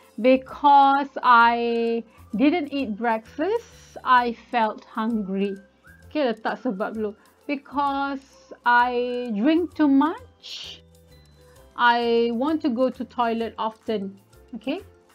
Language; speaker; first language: English; non-native, local second language; Malay